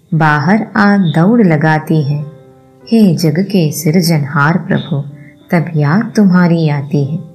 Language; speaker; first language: Hindi; non-native, local second language; Malayalam